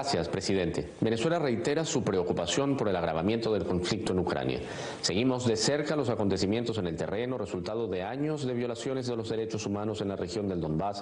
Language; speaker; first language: Spanish; native; Spanish